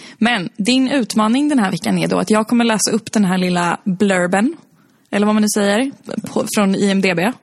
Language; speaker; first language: Swedish; native; Swedish